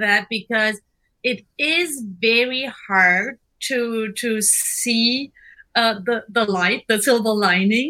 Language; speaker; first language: English; non-native, fluent; German